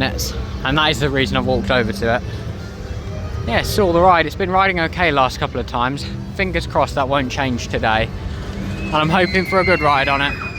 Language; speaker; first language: English; native; English